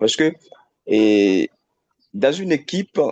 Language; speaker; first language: French; non-native, local second language; Haitian Creole